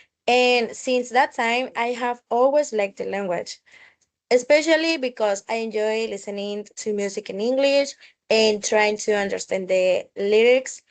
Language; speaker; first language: English; non-native, fluent; Spanish